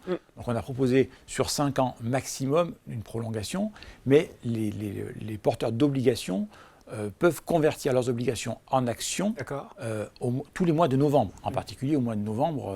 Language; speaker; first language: French; native; French